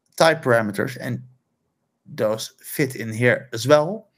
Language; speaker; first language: English; non-native, fluent; Dutch